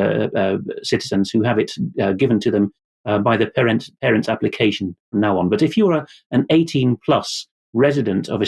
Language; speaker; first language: English; non-native, fluent; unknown